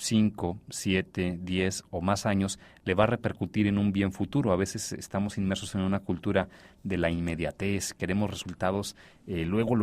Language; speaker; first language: Spanish; native; Spanish